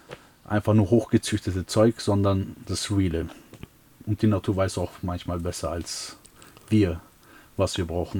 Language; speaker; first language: German; early bilingual, other home language; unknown